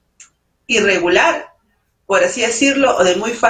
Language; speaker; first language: Spanish; native; Spanish